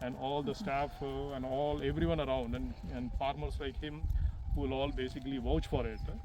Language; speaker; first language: English; non-native, local second language; Telugu